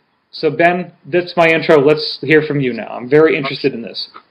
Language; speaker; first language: English; native; English